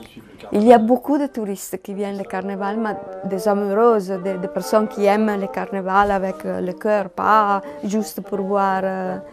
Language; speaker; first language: French; non-native, learner; Italian